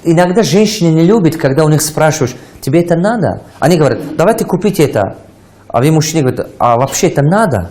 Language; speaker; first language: Russian; non-native, local second language; Tajik